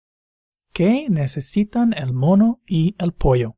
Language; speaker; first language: Spanish; non-native, fluent; English